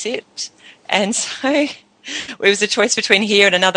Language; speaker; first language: English; native; English